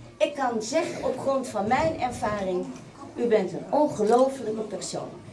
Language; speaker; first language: Dutch; native; Dutch